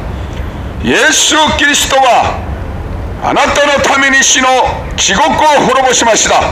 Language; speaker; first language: Japanese; non-native, learner; Korean